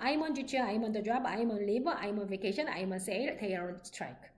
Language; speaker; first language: English; non-native, fluent; Korean